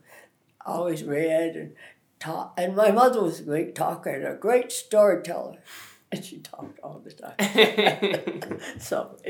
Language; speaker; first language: English; native; English